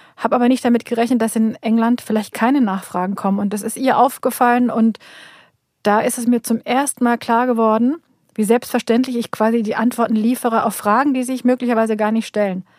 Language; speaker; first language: German; early bilingual, other home language; Turkish